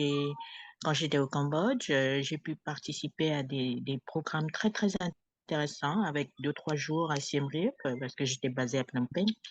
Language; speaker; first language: French; non-native, fluent; Khmer